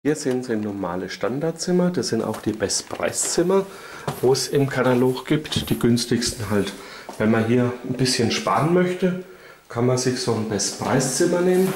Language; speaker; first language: German; native; German